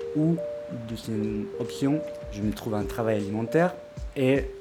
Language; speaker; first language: French; non-native, fluent; Spanish